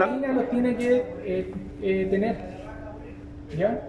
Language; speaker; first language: Spanish; native; Spanish